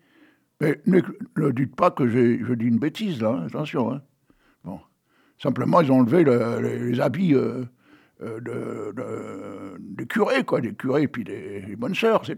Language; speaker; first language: French; native; French